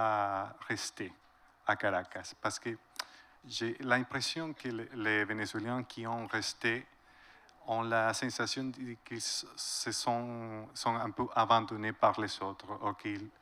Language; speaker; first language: French; non-native, fluent; Spanish